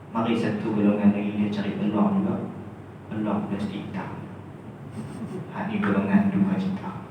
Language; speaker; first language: Malay; native; Malay